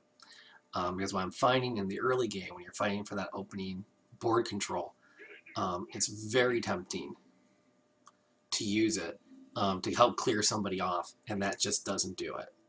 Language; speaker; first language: English; native; English